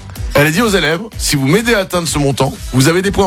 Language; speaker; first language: French; native; French